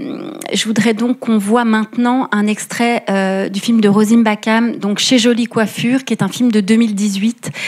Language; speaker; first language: French; native; French